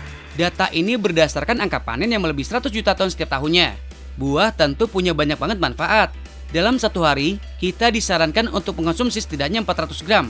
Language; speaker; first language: Indonesian; native; Indonesian